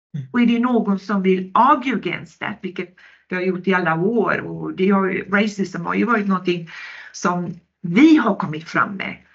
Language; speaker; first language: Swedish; non-native, local second language; Finnish